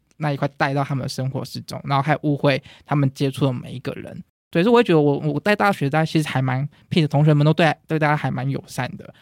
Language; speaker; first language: Chinese; native; Chinese